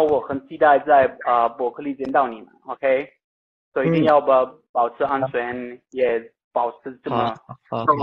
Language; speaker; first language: Chinese; non-native, fluent; Italian